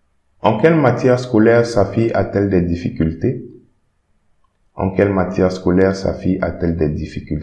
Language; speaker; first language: French; non-native, fluent; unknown